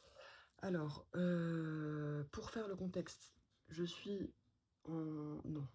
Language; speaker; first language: French; native; French